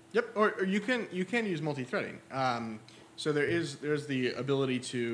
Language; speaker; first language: English; native; English